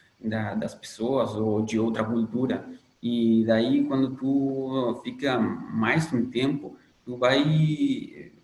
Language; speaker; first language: Portuguese; non-native, fluent; Spanish